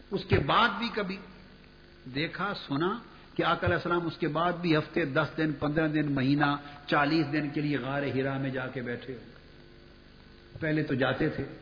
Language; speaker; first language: Urdu; non-native, local second language; Punjabi